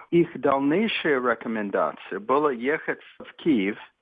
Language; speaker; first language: Russian; non-native, fluent; English